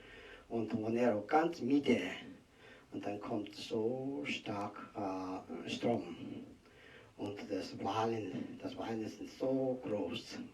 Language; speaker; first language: German; non-native, learner; Tibetan